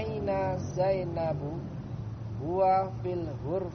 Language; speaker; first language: Arabic; non-native, learner; Indonesian